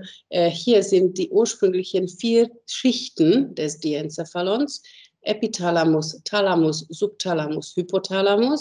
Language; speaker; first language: German; non-native, fluent; Hungarian